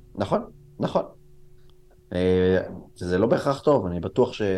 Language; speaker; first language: Hebrew; native; Hebrew